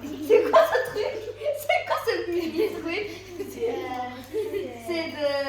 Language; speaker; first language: French; early bilingual, other home language; Malayalam